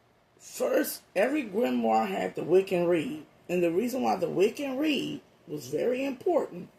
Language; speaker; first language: English; native; English